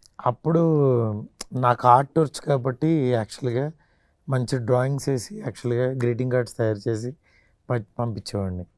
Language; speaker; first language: Telugu; native; Telugu